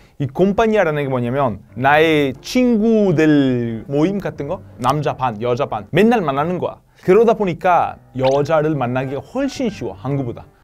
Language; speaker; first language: Korean; non-native, fluent; Italian